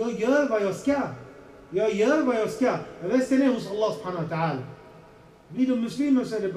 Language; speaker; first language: Swedish; non-native, fluent; Arabic